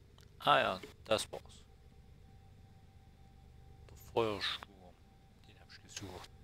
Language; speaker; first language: German; native; German